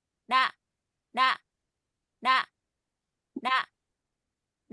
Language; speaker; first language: Japanese; non-native, learner; Filipino